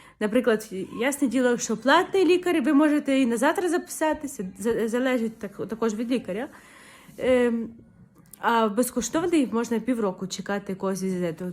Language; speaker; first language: Ukrainian; native; Ukrainian